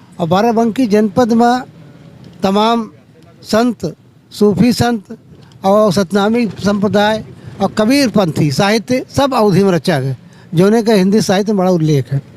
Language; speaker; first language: Hindi; native; Hindi